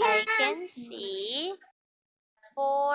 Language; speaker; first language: English; non-native, fluent; Filipino